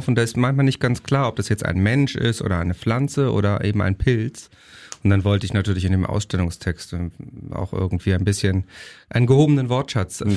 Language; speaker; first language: German; native; German